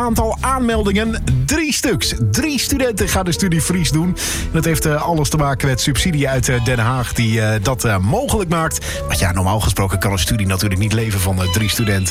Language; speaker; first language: Dutch; native; Dutch